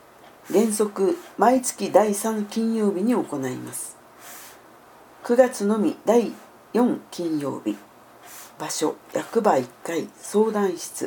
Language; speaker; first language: Japanese; native; Japanese